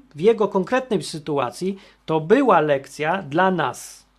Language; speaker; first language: Polish; native; Polish